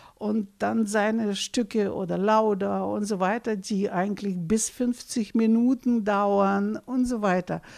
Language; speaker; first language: German; non-native, fluent; Russian